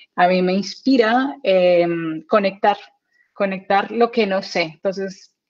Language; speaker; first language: Spanish; native; Spanish